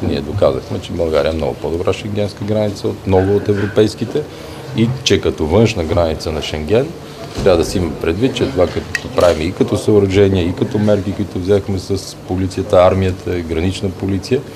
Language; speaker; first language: Bulgarian; native; Bulgarian